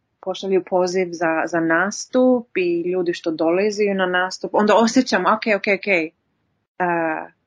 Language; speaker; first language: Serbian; early bilingual, heritage; Serbian